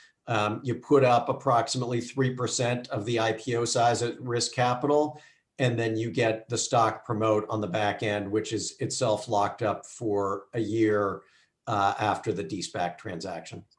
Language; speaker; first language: English; native; English